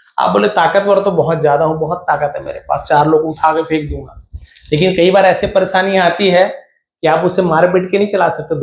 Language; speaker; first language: Hindi; native; Hindi